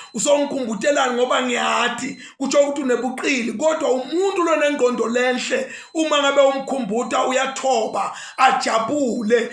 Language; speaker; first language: Zulu; non-native, local second language; Swati